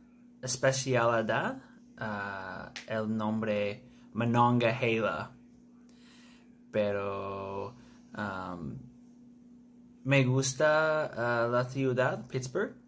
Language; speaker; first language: Spanish; non-native, learner; English